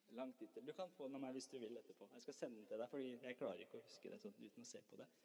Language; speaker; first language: Norwegian; early bilingual, other home language; Persian